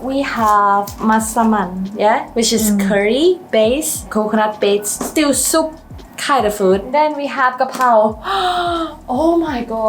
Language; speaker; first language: English; non-native, fluent; Thai